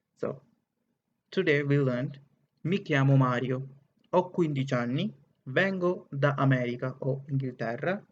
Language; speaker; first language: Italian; non-native, fluent; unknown